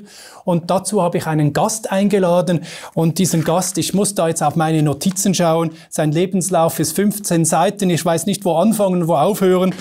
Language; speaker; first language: German; native; German